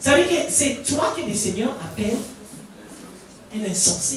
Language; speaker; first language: French; non-native, fluent; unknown